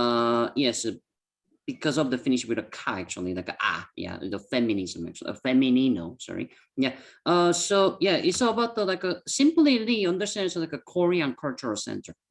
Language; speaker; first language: English; non-native, fluent; Korean